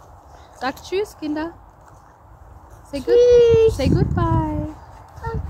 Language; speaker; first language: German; non-native, fluent; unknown